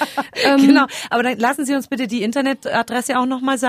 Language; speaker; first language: German; native; German